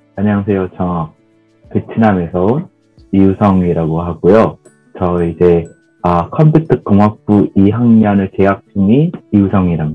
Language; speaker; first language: Korean; non-native, fluent; Vietnamese